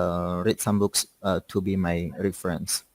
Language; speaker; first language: English; non-native, learner; Indonesian